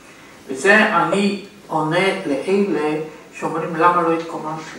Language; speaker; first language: Hebrew; non-native, fluent; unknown